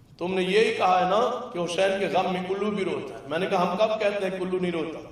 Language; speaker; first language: Urdu; non-native, local second language; Punjabi